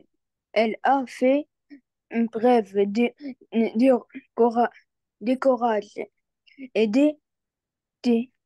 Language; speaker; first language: French; non-native, learner; Arabic